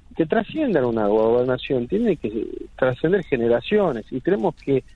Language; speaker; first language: Spanish; native; Spanish